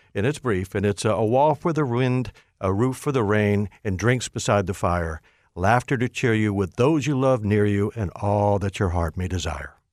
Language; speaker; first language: English; native; English